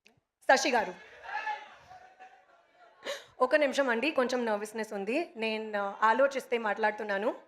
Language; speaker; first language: Telugu; non-native, local second language; Hindi